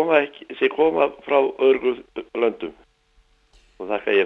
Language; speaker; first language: Icelandic; non-native, learner; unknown